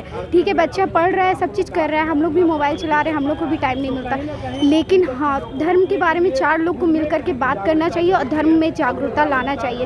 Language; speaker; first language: Hindi; native; Hindi